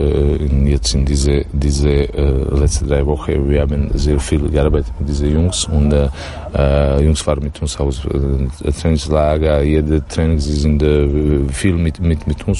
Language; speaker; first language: German; non-native, learner; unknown